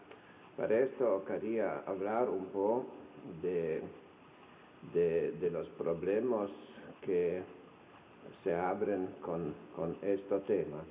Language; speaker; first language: Spanish; non-native, fluent; Slovenian